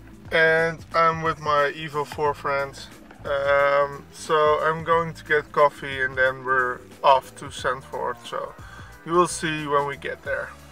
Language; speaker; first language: English; non-native, fluent; Dutch